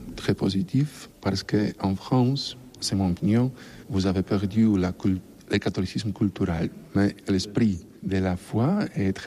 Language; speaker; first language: French; non-native, learner; Polish